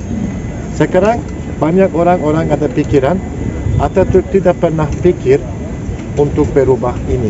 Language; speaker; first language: Indonesian; non-native, learner; Turkish